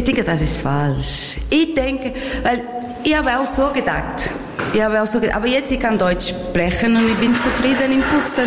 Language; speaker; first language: German; non-native, learner; Portuguese